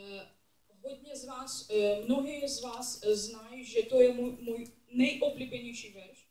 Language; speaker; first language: Czech; non-native, learner; English